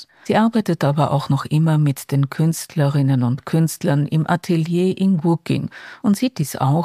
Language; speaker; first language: German; native; German